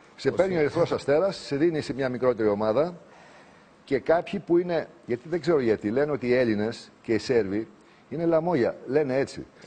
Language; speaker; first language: Greek; native; Greek